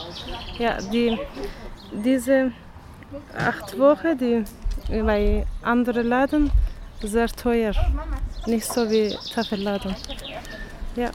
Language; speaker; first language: German; non-native, learner; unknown